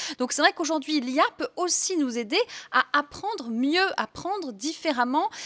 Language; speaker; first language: French; native; French